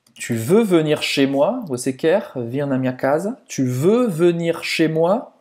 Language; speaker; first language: Portuguese; non-native, fluent; French